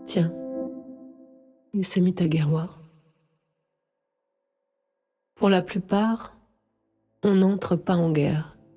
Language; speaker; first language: French; native; French